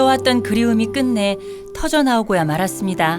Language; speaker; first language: Korean; native; Korean